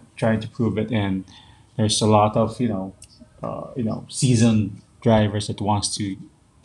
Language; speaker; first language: English; non-native, local second language; Filipino